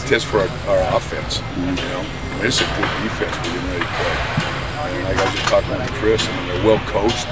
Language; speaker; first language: English; native; English